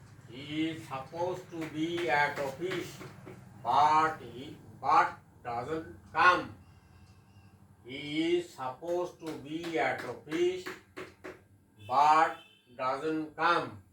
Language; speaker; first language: English; non-native, local second language; Bangla